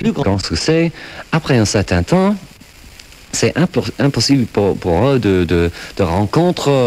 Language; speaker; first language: French; non-native, fluent; English